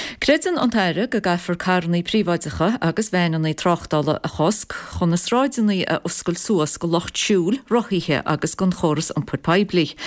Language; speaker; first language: Irish; native; Irish